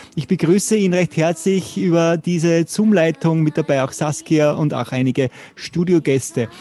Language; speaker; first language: German; native; German